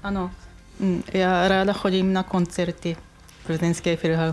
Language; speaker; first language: Czech; non-native, fluent; Japanese